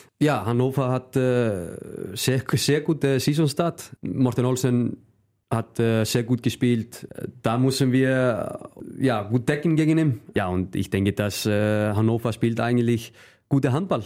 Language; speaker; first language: German; non-native, fluent; Icelandic